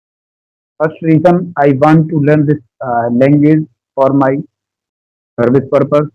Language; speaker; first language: English; non-native, learner; Hindi